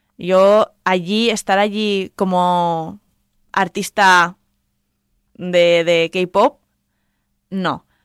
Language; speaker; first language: Spanish; non-native, local second language; Catalan